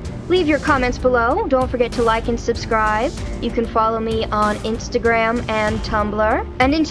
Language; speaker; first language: English; native; English